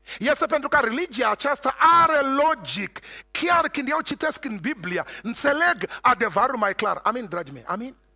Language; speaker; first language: Romanian; non-native, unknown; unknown